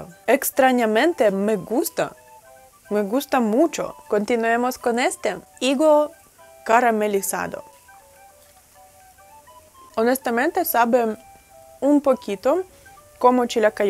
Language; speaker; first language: Spanish; non-native, fluent; Russian